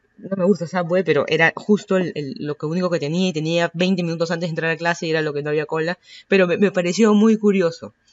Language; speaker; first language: Spanish; native; Spanish